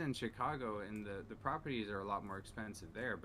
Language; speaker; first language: English; native; English